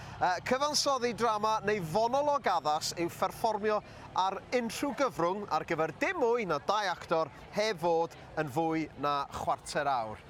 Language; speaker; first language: Welsh; native; Welsh